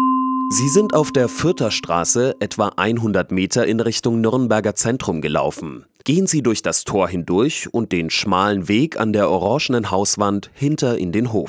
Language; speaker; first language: German; native; German